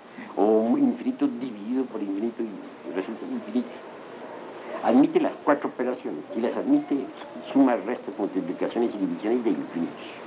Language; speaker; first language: Spanish; native; Spanish